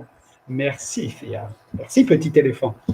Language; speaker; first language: French; non-native, fluent; English